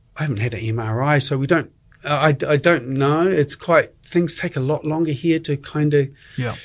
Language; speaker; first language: English; native; English